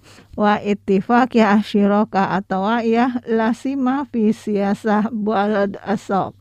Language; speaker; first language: Arabic; non-native, fluent; Indonesian